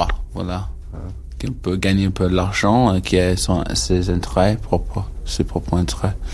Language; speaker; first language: French; non-native, learner; English